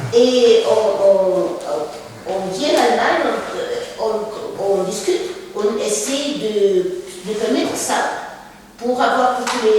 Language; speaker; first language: French; non-native, fluent; Russian